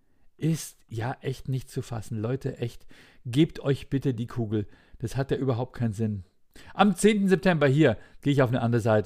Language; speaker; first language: German; native; German